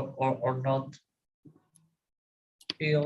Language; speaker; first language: English; non-native, learner; Spanish